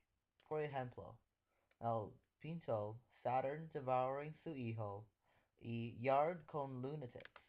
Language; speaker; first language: Spanish; non-native, learner; English